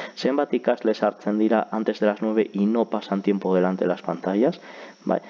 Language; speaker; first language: Spanish; non-native, local second language; Basque